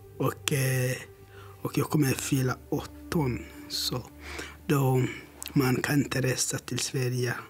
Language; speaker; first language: Swedish; non-native, learner; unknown